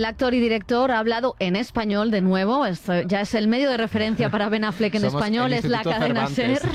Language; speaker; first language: Spanish; native; Spanish